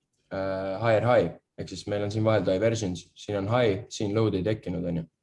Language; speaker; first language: Estonian; native; Estonian